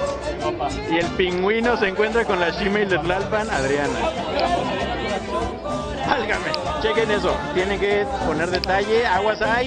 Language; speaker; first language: Spanish; native; Spanish